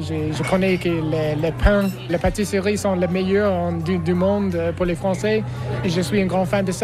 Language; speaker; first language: French; non-native, fluent; English